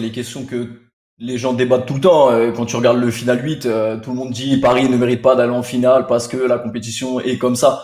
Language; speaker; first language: French; native; French